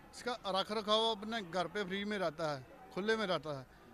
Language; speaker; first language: Hindi; native; Hindi